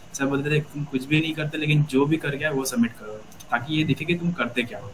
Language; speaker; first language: Hindi; native; Hindi